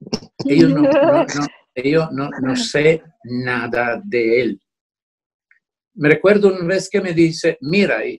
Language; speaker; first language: Spanish; non-native, fluent; Italian